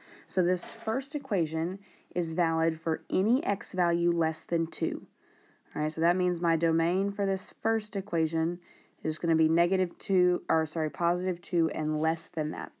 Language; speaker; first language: English; native; English